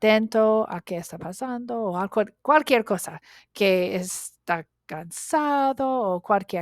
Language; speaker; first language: Spanish; non-native, learner; English